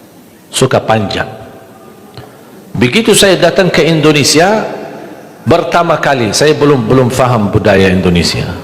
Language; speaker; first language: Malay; non-native, fluent; Arabic